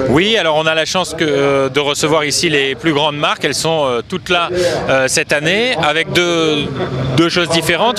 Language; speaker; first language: French; native; French